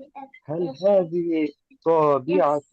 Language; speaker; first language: Arabic; non-native, learner; Bangla